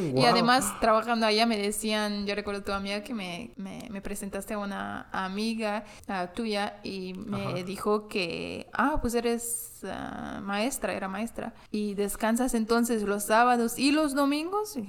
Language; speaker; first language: Spanish; non-native, fluent; English